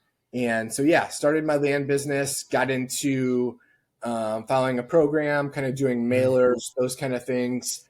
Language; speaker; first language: English; native; English